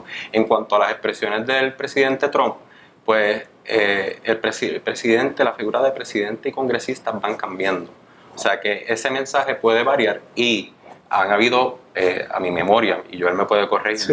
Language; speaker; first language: Spanish; native; Spanish